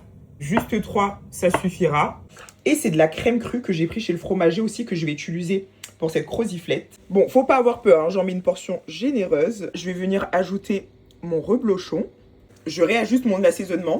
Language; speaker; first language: French; native; French